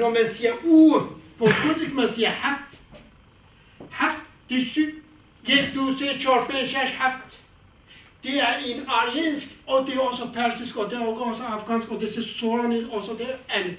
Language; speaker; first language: Danish; non-native, fluent; Kurdish